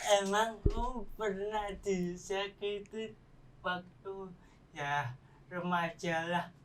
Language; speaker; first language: Indonesian; native; Indonesian